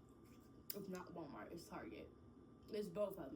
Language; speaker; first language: English; native; English